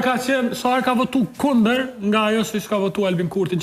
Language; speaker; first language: Albanian; native; Albanian